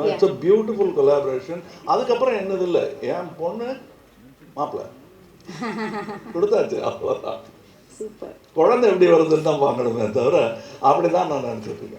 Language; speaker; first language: Tamil; native; Tamil